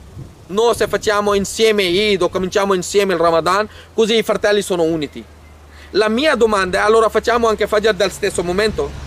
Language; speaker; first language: Italian; non-native, fluent; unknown